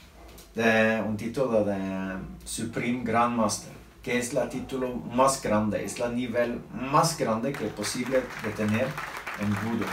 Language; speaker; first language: Spanish; non-native, learner; Norwegian